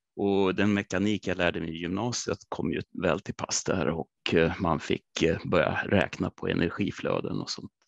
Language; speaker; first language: Swedish; native; Swedish